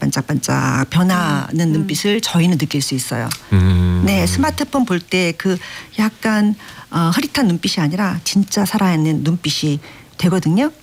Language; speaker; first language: Korean; native; Korean